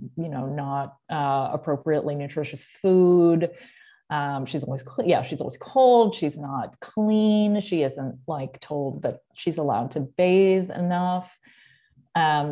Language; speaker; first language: English; native; English